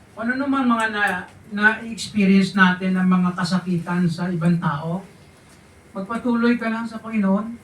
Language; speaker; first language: Filipino; non-native, local second language; Hiligaynon